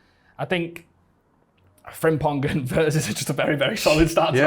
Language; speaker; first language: English; native; English